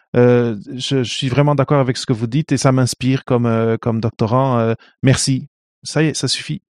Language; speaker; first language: French; non-native, fluent; Portuguese